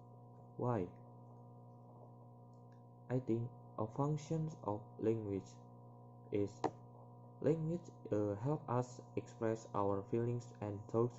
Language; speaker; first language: English; non-native, learner; Indonesian